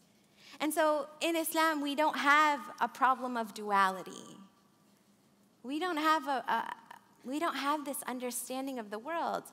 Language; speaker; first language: English; early bilingual, other home language; Arabic